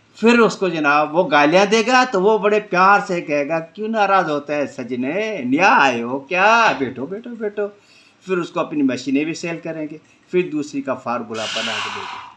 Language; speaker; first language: Urdu; non-native, local second language; Sindhi